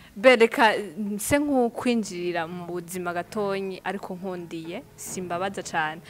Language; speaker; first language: Rundi; native; Rundi